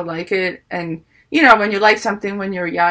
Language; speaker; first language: English; early bilingual, other home language; Ukrainian